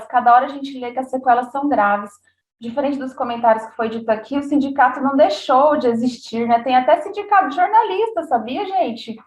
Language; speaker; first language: Portuguese; native; Portuguese